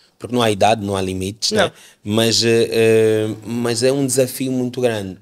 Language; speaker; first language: Portuguese; native; Portuguese